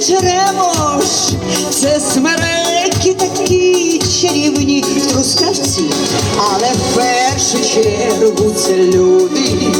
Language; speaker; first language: Ukrainian; native; Ukrainian